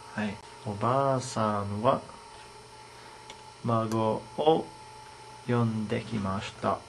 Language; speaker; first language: Japanese; non-native, learner; English